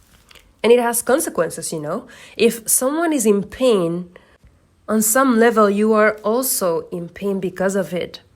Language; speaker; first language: English; non-native, fluent; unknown